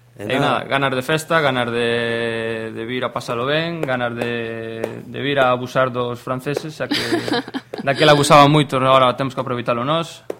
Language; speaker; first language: Galician; native; Galician